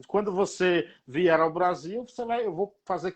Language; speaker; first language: Portuguese; native; Portuguese